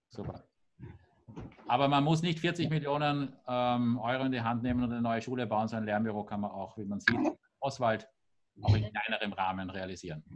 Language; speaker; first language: German; native; German